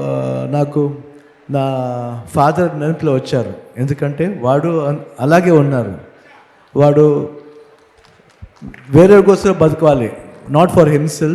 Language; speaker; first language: Telugu; non-native, learner; Kannada